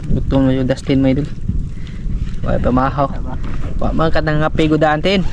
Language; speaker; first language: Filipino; non-native, local second language; Cebuano